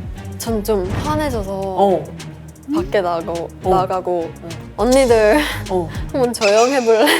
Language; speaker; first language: Korean; early bilingual, heritage; English